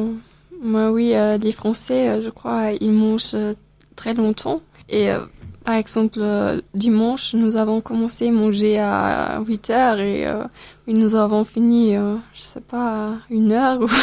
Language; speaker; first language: French; non-native, learner; German